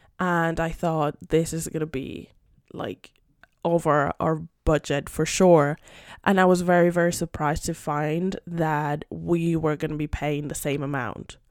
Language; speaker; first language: English; non-native, fluent; Spanish